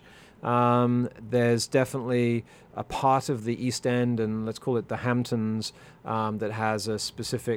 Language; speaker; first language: English; non-native, local second language; French